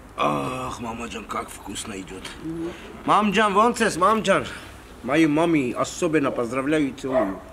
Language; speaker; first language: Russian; non-native, fluent; Armenian